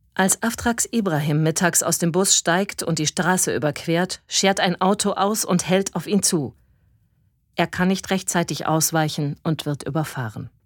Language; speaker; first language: German; native; German